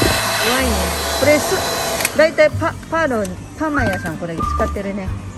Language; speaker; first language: Japanese; non-native, fluent; Filipino